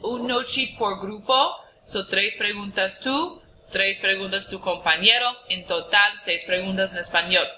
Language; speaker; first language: Spanish; non-native, fluent; English